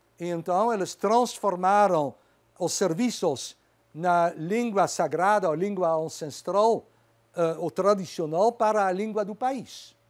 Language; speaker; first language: Portuguese; non-native, fluent; Dutch